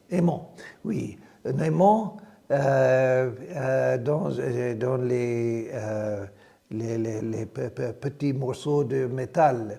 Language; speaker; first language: French; non-native, fluent; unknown